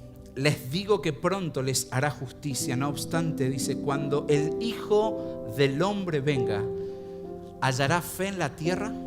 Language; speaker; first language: Spanish; native; Spanish